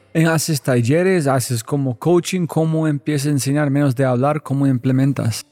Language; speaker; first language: Spanish; non-native, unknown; English